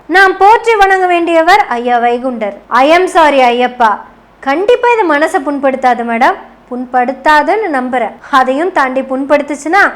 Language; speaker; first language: Tamil; non-native, local second language; Malayalam